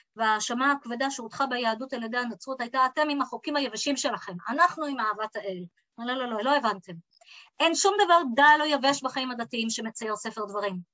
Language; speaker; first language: Hebrew; early bilingual, other home language; English